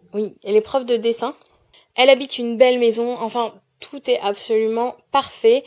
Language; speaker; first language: French; native; French